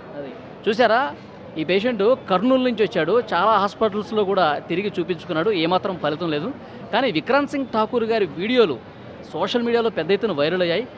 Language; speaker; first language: Telugu; native; Telugu